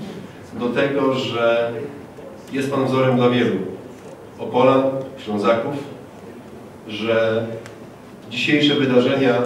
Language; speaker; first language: Polish; native; Polish